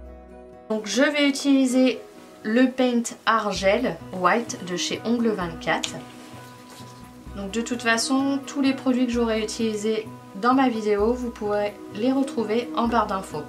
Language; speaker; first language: French; native; French